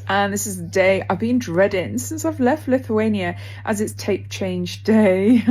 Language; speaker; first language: English; native; English